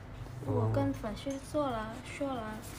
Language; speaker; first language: Chinese; non-native, learner; Vietnamese